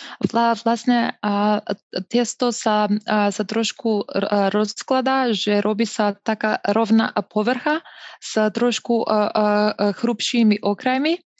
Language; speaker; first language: Slovak; non-native, fluent; Macedonian